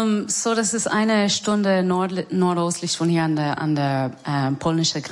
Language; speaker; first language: German; non-native, learner; English